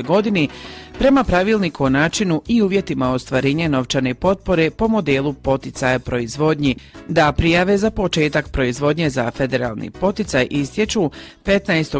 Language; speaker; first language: Bosnian; native; Bosnian